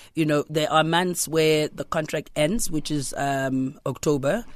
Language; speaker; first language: English; non-native, local second language; Zulu